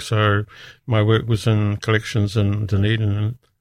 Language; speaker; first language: English; native; English